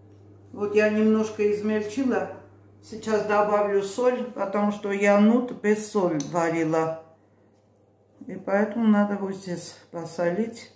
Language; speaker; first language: Russian; non-native, fluent; Armenian